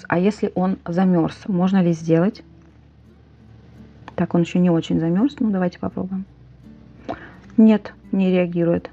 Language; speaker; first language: Russian; native; Russian